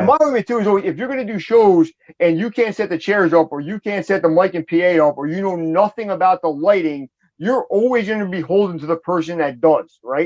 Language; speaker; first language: English; native; English